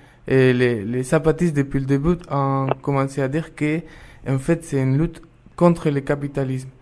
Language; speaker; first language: French; non-native, fluent; Spanish